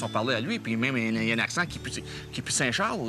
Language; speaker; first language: French; native; French